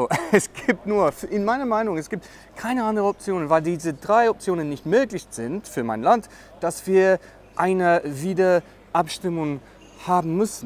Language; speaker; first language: German; non-native, learner; English